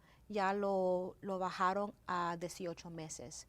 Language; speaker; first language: Spanish; early bilingual, heritage; Spanish